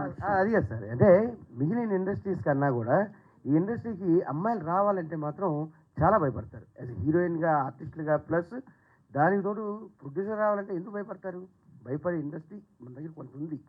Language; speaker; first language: Telugu; native; Telugu